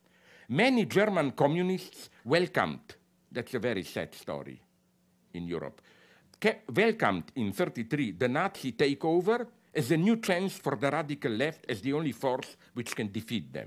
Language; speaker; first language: English; non-native, fluent; Slovenian